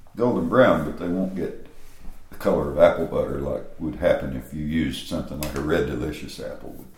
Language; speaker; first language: English; native; English